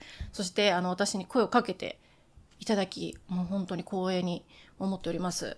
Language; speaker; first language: Japanese; native; Japanese